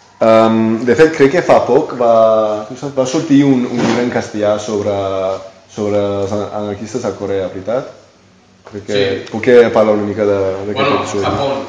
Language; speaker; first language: Catalan; non-native, fluent; English